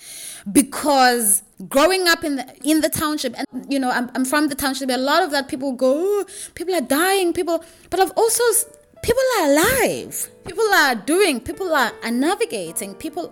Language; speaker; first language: English; non-native, local second language; Xhosa